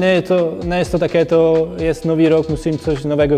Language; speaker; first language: Polish; non-native, fluent; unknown